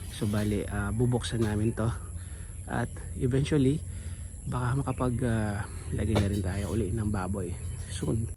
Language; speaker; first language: Filipino; non-native, local second language; Pampanga